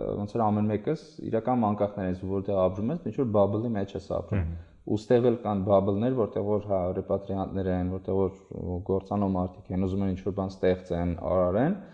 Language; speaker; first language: Armenian; native; Armenian